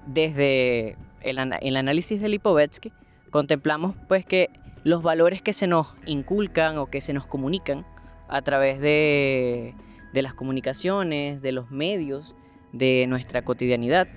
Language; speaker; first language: Spanish; native; Spanish